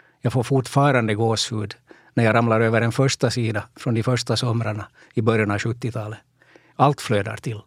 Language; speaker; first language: Swedish; native; Swedish